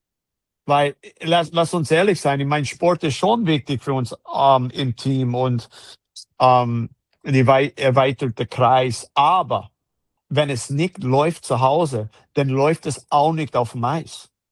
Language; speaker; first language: German; non-native, fluent; English